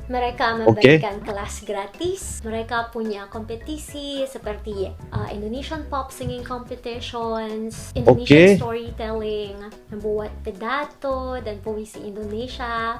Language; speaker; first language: Indonesian; non-native, fluent; Filipino